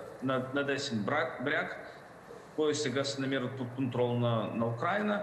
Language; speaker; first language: Bulgarian; non-native, fluent; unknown